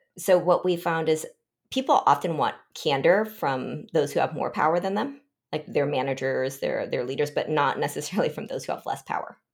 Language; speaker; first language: English; early bilingual, other home language; Vietnamese